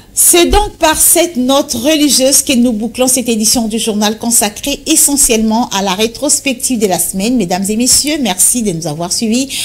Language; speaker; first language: French; non-native, local second language; Lingala